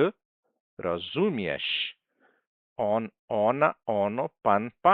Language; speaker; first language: Polish; non-native, fluent; Portuguese